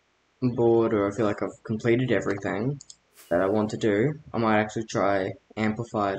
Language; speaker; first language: English; native; English